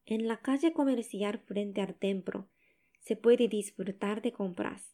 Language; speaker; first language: Spanish; non-native, learner; Japanese